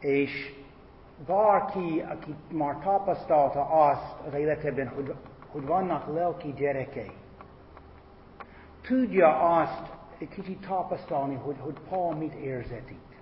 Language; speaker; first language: Hungarian; non-native, fluent; English